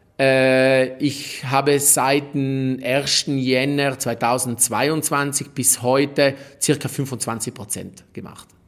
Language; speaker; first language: German; native; German